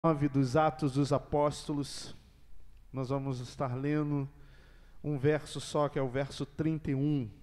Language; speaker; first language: Portuguese; native; Portuguese